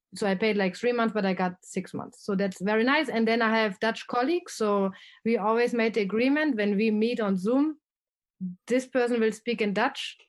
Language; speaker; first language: English; non-native, fluent; German